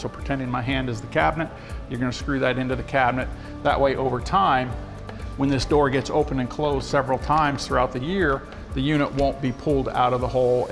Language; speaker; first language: English; native; English